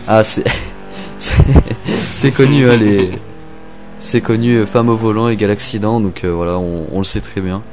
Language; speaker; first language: French; native; French